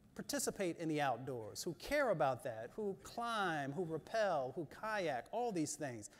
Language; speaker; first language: English; native; English